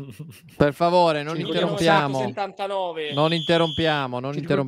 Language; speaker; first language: Italian; native; Italian